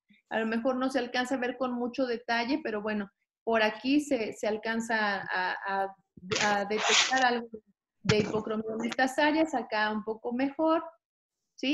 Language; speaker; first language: Spanish; native; Spanish